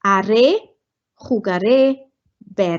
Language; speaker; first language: Spanish; non-native, fluent; Welsh